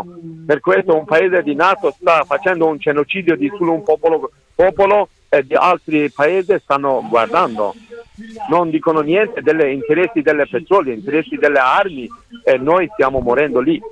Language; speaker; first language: Italian; non-native, learner; Kurdish